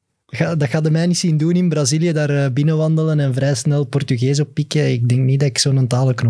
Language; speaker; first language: Dutch; native; Dutch